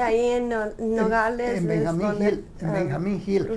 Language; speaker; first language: Spanish; early bilingual, heritage; Spanish